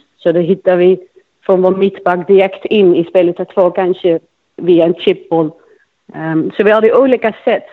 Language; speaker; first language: Swedish; non-native, fluent; Dutch